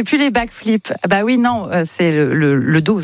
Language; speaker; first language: French; native; French